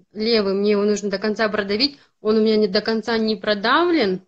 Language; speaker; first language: Russian; native; Russian